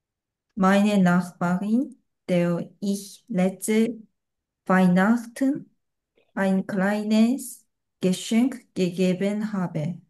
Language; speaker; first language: German; non-native, learner; Korean